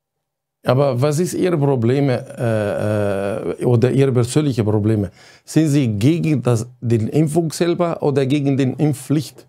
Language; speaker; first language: German; non-native, fluent; Arabic